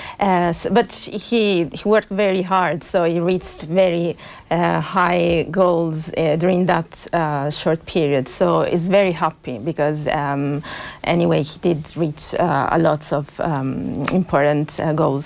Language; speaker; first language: English; non-native, fluent; Italian